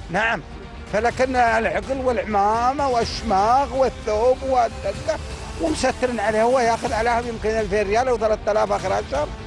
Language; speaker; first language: Arabic; native; Arabic